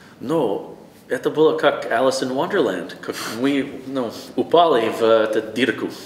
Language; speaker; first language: Russian; non-native, learner; English